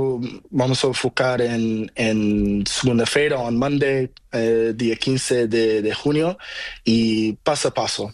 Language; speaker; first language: Spanish; non-native, learner; Portuguese